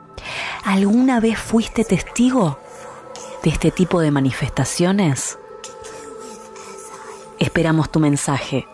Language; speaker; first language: Spanish; native; Spanish